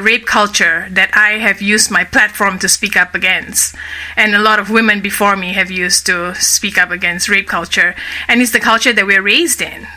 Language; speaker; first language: English; native; English